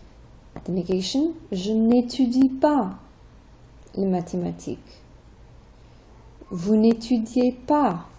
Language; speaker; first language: French; non-native, fluent; English